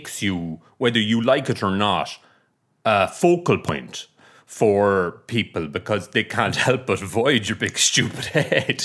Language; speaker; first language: English; native; English